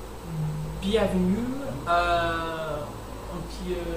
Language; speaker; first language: French; non-native, learner; English